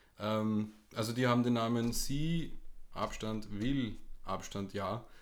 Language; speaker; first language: German; native; German